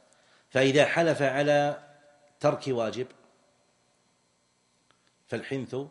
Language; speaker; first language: Arabic; native; Arabic